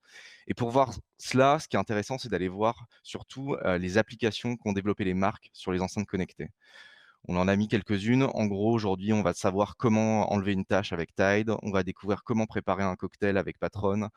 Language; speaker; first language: French; native; French